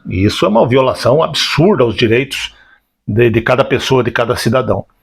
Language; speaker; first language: Portuguese; native; Portuguese